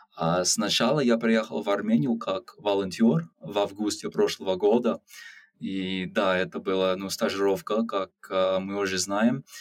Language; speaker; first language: Russian; non-native, learner; English